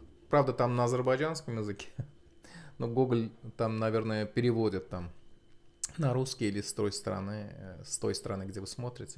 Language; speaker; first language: Russian; non-native, fluent; Azerbaijani